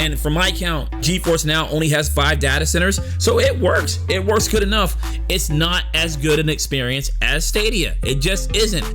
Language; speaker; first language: English; native; English